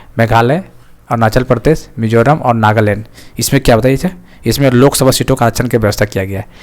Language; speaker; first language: Hindi; native; Hindi